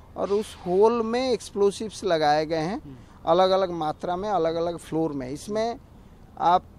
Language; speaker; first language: Hindi; non-native, local second language; Odia